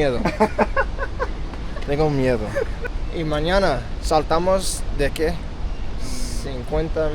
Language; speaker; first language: Spanish; non-native, learner; English